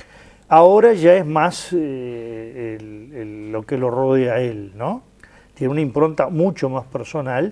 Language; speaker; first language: Spanish; native; Spanish